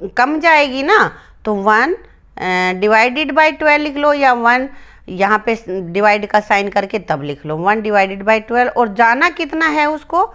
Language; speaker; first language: Hindi; native; Hindi